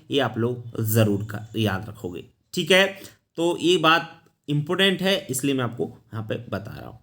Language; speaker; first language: Hindi; native; Hindi